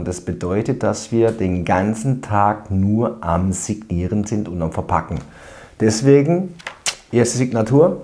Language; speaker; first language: German; native; German